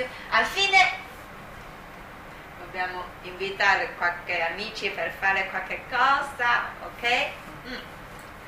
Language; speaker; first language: Italian; non-native, fluent; Chinese